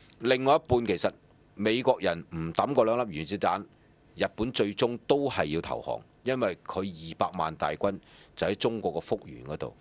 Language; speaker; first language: Cantonese; native; Cantonese